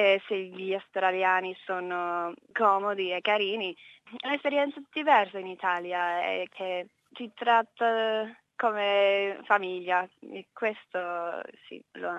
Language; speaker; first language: Italian; non-native, learner; English